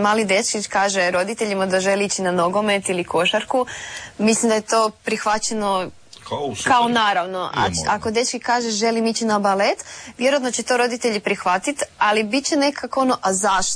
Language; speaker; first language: Serbian; native; Serbian